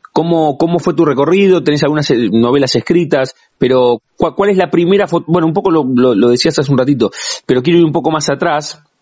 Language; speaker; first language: Spanish; native; Spanish